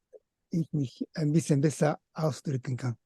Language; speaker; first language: German; non-native, fluent; Japanese